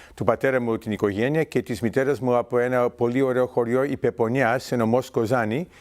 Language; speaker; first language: Greek; early bilingual, heritage; Greek